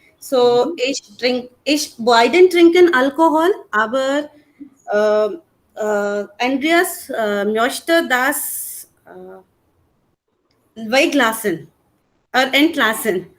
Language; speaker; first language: German; non-native, learner; Hindi